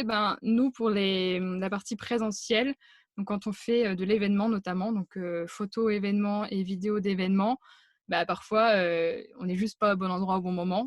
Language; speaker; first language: French; native; French